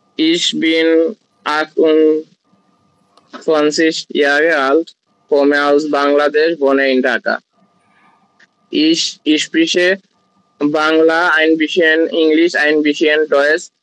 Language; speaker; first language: German; non-native, learner; Bangla